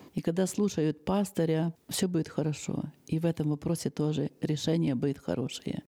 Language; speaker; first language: Russian; non-native, local second language; Ukrainian